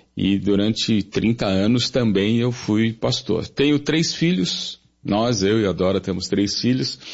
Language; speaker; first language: Portuguese; native; Portuguese